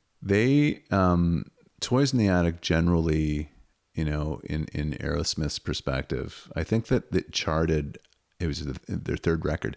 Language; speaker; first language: English; native; English